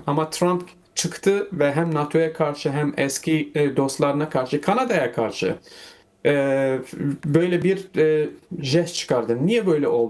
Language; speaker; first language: Turkish; non-native, fluent; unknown